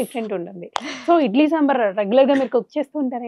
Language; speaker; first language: Telugu; native; Telugu